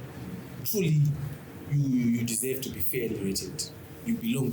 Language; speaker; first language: English; non-native, local second language; Shona